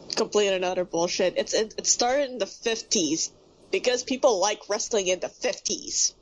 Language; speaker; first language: English; non-native, local second language; Filipino